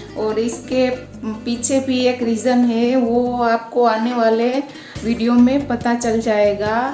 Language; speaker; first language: Hindi; non-native, local second language; Gujarati